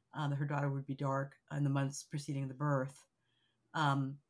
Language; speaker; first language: English; native; English